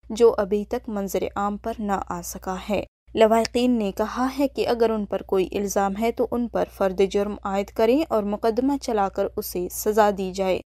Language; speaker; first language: Urdu; non-native, local second language; Baluchi